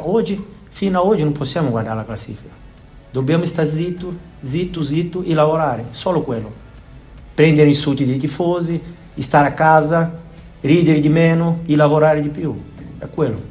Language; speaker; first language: Italian; non-native, fluent; Portuguese